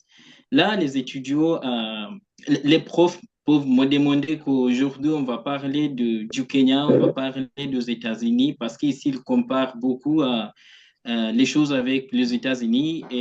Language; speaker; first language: French; non-native, fluent; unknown